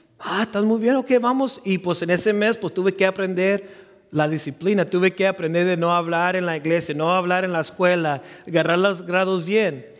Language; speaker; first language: Spanish; early bilingual, heritage; Spanish